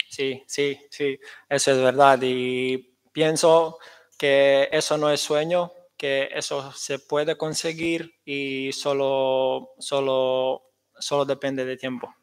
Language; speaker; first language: Spanish; non-native, fluent; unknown